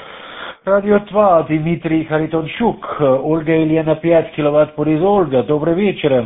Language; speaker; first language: Russian; non-native, learner; German